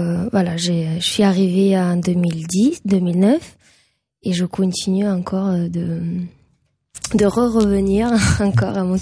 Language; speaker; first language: French; non-native, fluent; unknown